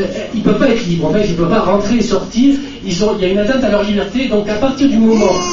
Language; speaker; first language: French; native; French